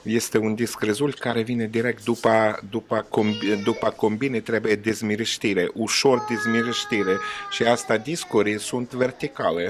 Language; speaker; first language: Romanian; non-native, learner; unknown